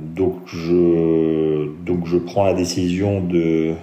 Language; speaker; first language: French; native; French